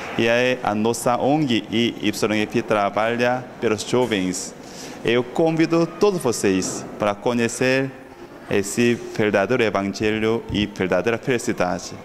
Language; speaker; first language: Portuguese; non-native, fluent; Korean